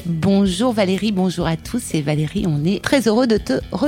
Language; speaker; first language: French; native; French